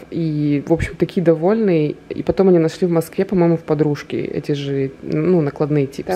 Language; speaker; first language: Russian; native; Russian